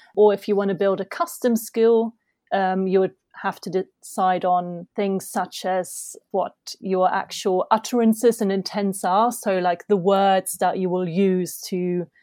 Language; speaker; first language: English; non-native, fluent; German